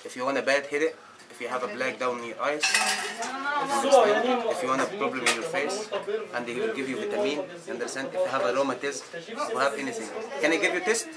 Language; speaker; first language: English; non-native, learner; Arabic